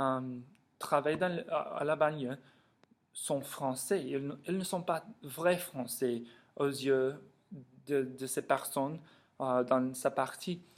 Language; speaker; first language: French; non-native, learner; English